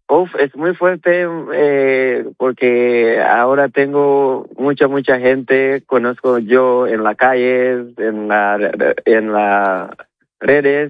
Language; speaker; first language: Spanish; non-native, learner; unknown